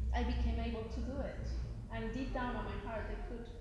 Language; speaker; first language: English; non-native, fluent; Spanish